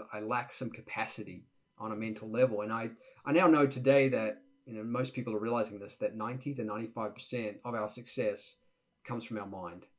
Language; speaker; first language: English; native; English